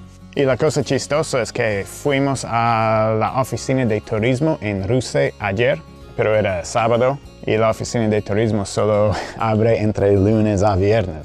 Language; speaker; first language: Spanish; non-native, fluent; English